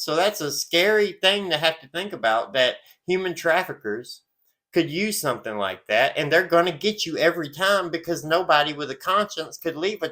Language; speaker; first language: English; native; English